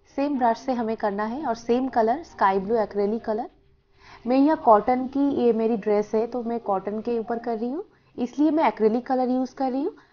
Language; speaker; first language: Hindi; non-native, local second language; Bangla